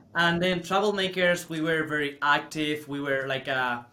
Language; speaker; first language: English; non-native, fluent; Spanish